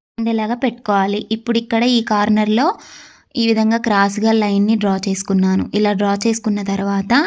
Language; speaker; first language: Telugu; native; Telugu